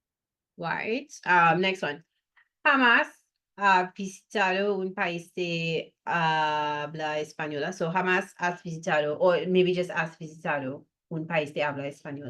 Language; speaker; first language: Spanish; non-native, fluent; English